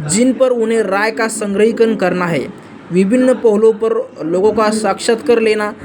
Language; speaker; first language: Hindi; non-native, local second language; Marathi